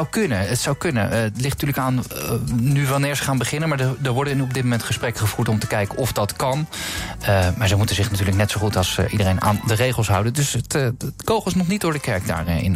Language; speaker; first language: Dutch; native; Dutch